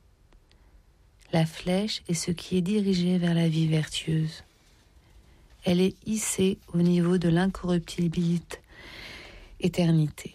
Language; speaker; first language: French; native; French